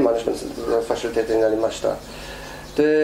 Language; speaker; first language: Japanese; non-native, fluent; German